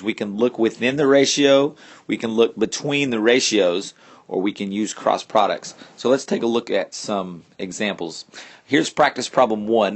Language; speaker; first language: English; native; English